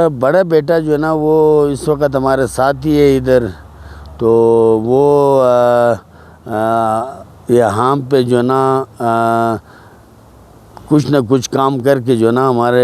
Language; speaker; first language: Urdu; non-native, local second language; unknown